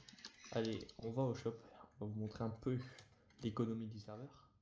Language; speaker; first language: French; native; French